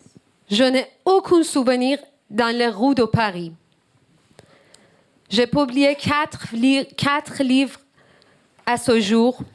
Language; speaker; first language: French; non-native, learner; Persian